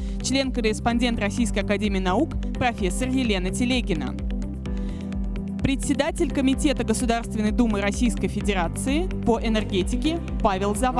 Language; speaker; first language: Russian; native; Russian